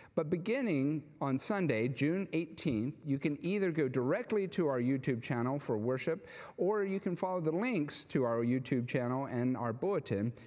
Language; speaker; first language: English; native; English